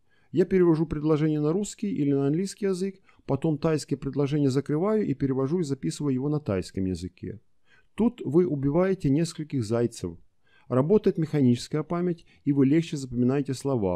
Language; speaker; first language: Russian; native; Russian